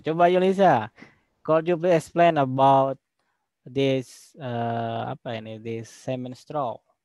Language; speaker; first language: English; non-native, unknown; Indonesian